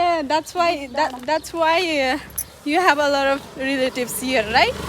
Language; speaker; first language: English; non-native, learner; Nepali